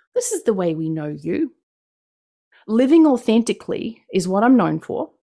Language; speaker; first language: English; native; English